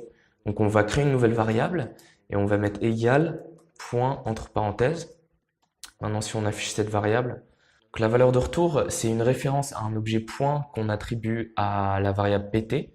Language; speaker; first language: French; native; French